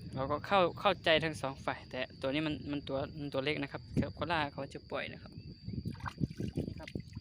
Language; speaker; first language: Thai; native; Thai